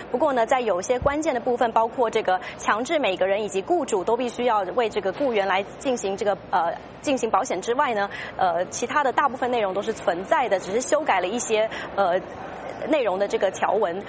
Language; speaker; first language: Chinese; native; Chinese